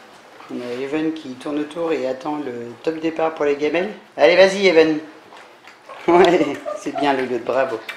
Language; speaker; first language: French; native; French